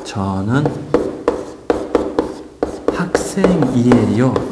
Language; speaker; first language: Korean; non-native, fluent; Mongolian